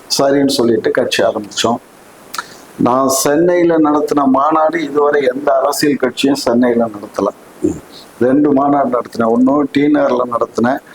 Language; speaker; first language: Tamil; non-native, local second language; Telugu